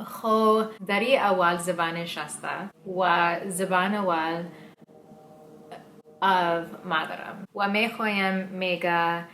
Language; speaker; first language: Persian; non-native, learner; English